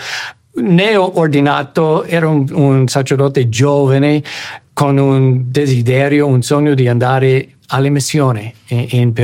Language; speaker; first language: Italian; non-native, fluent; English